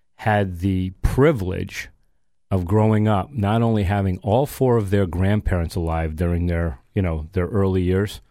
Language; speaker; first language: English; native; English